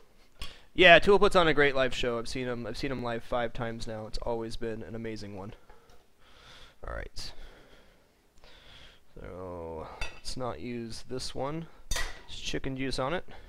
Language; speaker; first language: English; native; English